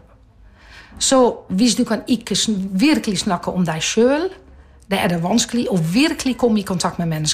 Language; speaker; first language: Norwegian; non-native, fluent; Dutch